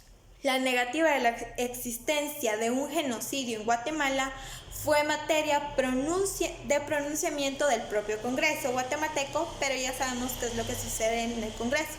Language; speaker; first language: Spanish; native; Spanish